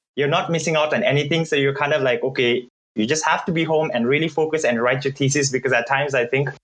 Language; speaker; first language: English; non-native, fluent; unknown